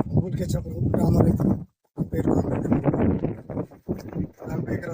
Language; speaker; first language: Telugu; native; Telugu